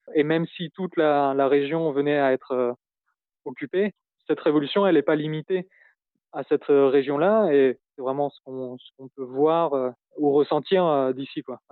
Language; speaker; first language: French; native; French